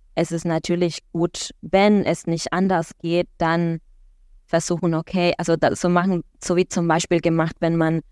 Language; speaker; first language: German; non-native, fluent; Spanish